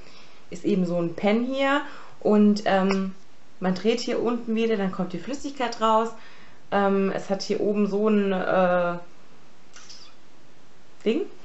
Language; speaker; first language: German; native; German